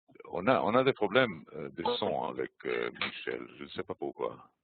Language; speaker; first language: French; non-native, fluent; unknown